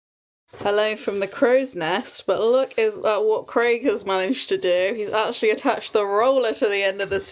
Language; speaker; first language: English; native; English